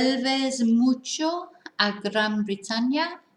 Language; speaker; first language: Spanish; non-native, fluent; English